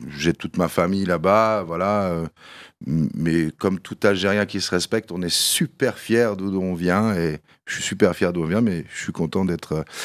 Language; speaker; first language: French; early bilingual, other home language; Kabyle